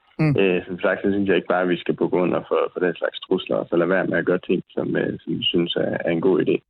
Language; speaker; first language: Danish; native; Danish